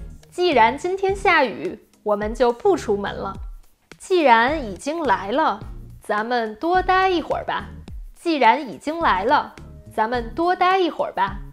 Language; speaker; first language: Chinese; native; Chinese